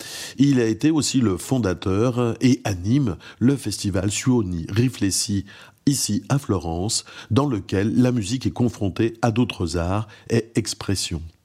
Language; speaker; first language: French; native; French